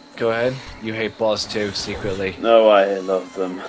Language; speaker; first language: English; native; English